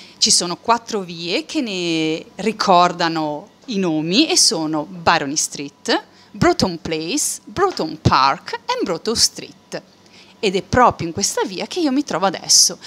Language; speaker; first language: Italian; native; Italian